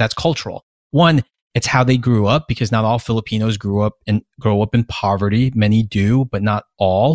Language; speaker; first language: English; native; English